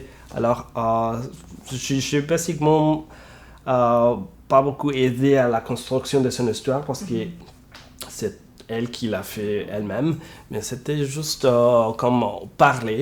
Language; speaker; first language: French; non-native, fluent; Spanish